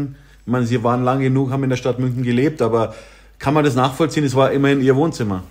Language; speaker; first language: German; native; German